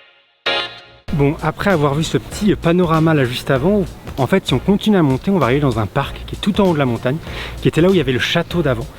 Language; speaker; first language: French; native; French